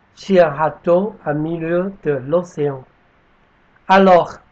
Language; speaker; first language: French; non-native, fluent; Chinese